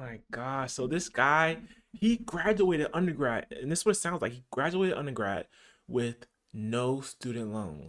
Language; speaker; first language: English; native; English